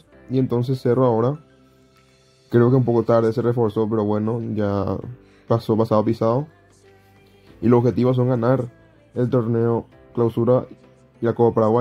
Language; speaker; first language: Spanish; native; Spanish